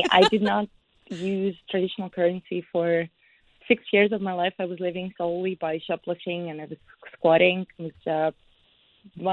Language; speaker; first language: English; non-native, fluent; Russian